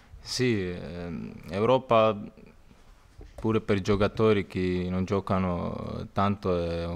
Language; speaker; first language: Italian; non-native, learner; Croatian